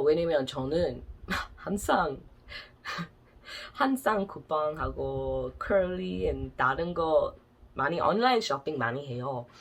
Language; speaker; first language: Korean; non-native, learner; English